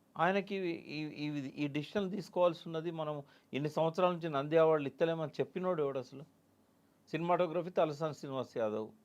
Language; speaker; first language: Telugu; native; Telugu